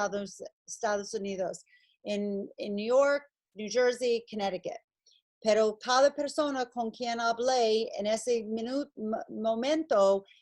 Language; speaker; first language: Spanish; non-native, learner; English